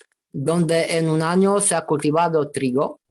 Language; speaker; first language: Spanish; non-native, fluent; Romanian